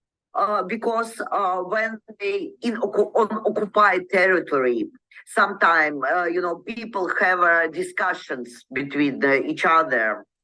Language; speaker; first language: English; non-native, learner; Ukrainian